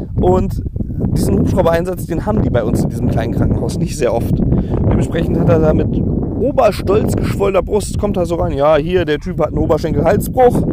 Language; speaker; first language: German; native; German